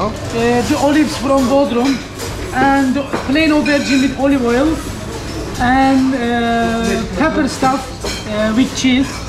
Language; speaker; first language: English; non-native, fluent; Turkish